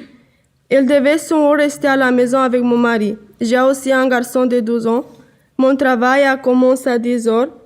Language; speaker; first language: French; non-native, learner; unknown